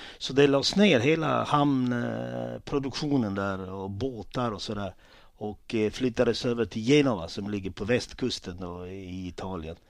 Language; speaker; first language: Swedish; early bilingual, other home language; Italian